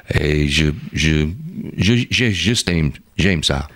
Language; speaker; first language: French; non-native, learner; English